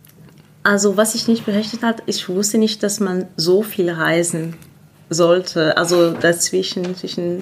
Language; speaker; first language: German; non-native, fluent; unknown